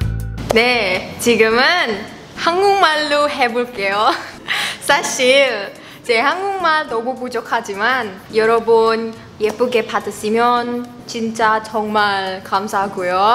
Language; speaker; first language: Korean; non-native, learner; Indonesian